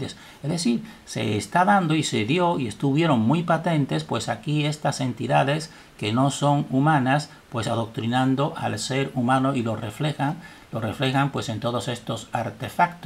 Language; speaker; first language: Spanish; native; Spanish